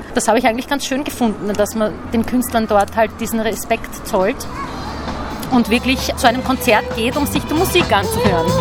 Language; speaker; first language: German; native; German